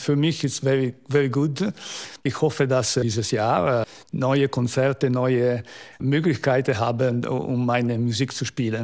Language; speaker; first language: German; non-native, local second language; Italian